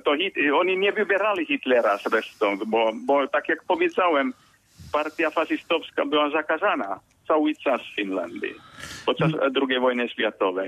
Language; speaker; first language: Polish; non-native, fluent; Finnish